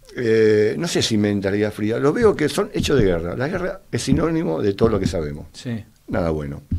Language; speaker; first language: Spanish; native; Spanish